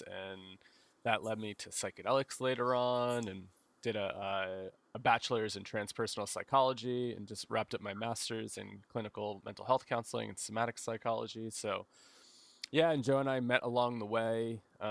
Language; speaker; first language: English; native; English